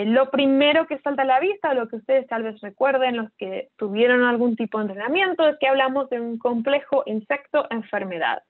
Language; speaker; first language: Spanish; native; Spanish